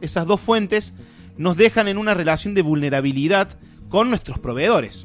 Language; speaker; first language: Spanish; native; Spanish